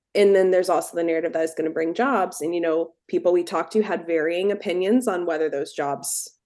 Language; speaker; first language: English; native; English